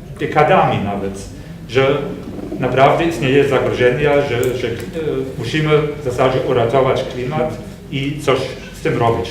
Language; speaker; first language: Polish; non-native, fluent; German